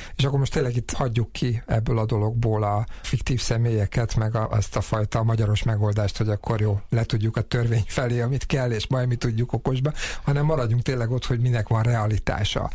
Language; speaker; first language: Hungarian; native; Hungarian